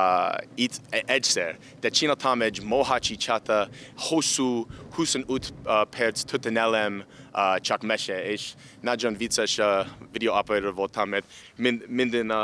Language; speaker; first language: Hungarian; non-native, learner; English